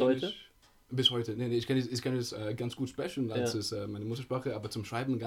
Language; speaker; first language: German; non-native, fluent; Italian